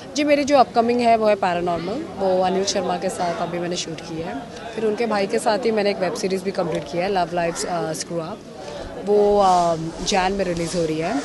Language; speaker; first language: Hindi; non-native, local second language; Marathi